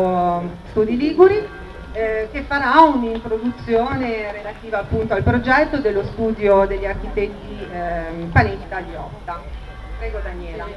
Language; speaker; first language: Italian; native; Italian